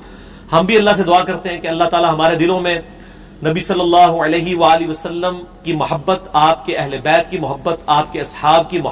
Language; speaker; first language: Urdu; non-native, local second language; Punjabi